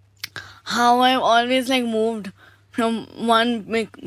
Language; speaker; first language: English; non-native, local second language; Bangla